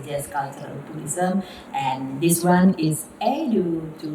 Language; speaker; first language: English; non-native, learner; Indonesian